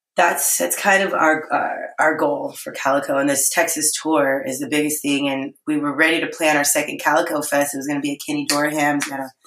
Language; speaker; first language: English; native; English